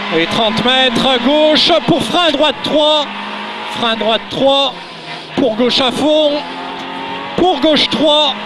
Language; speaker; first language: French; native; French